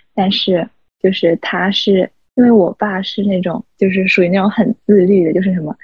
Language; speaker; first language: Chinese; native; Chinese